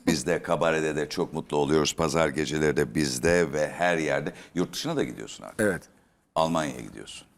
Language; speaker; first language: Turkish; native; Turkish